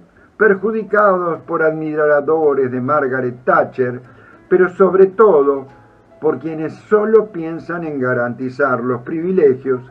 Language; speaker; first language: Spanish; native; Spanish